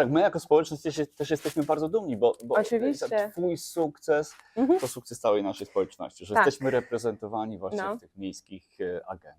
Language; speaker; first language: Polish; native; Polish